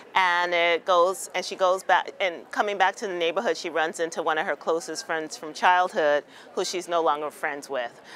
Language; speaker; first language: English; native; English